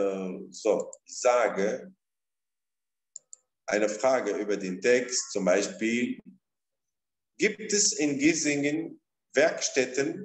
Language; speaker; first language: German; non-native, fluent; Arabic